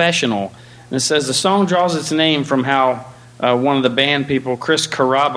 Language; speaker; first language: English; native; English